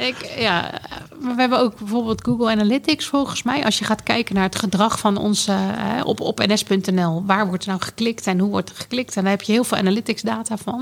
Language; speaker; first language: Dutch; native; Dutch